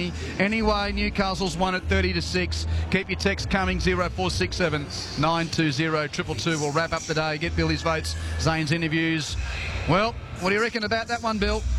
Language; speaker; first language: English; native; English